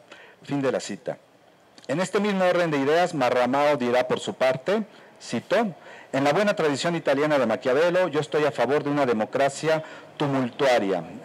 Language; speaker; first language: Spanish; native; Spanish